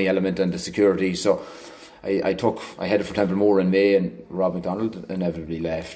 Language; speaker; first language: English; native; English